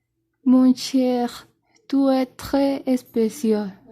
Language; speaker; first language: French; non-native, learner; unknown